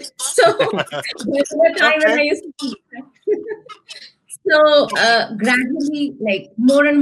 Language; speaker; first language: English; non-native, local second language; Hindi